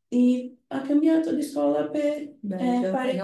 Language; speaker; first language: Italian; non-native, learner; Portuguese